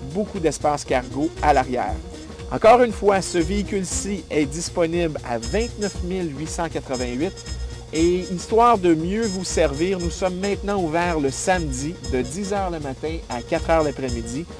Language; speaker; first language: French; native; French